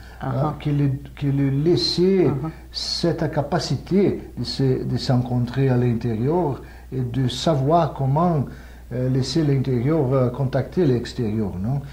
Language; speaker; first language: French; non-native, fluent; Portuguese